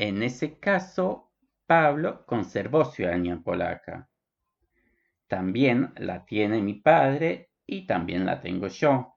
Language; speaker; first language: Spanish; non-native, fluent; Polish